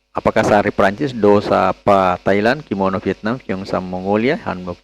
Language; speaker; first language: Indonesian; native; Indonesian